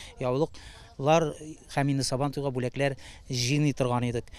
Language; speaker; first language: Tatar; native; Tatar